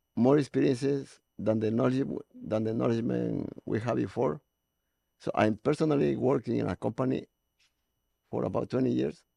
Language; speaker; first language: English; non-native, learner; Spanish